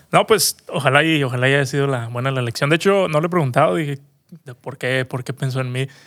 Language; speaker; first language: Spanish; native; Spanish